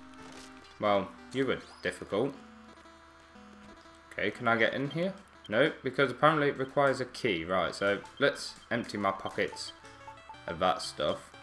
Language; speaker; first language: English; native; English